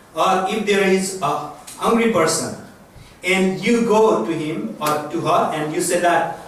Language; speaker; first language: English; non-native, local second language; Nepali